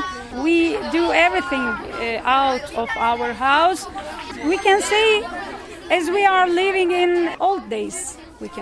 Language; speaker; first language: English; non-native, learner; Turkish